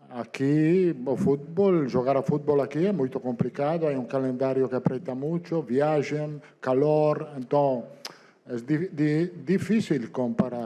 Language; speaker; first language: Portuguese; non-native, fluent; Italian